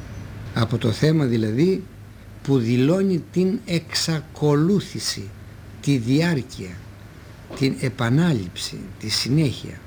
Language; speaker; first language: Greek; native; Greek